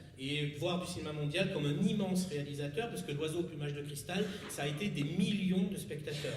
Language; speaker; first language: French; native; French